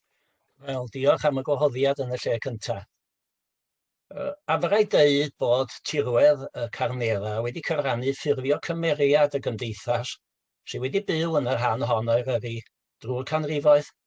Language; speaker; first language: Welsh; native; Welsh